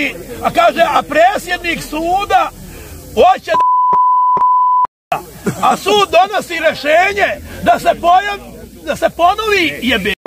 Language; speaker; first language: Serbian; native; Serbian